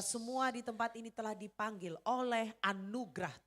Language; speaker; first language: Indonesian; native; Indonesian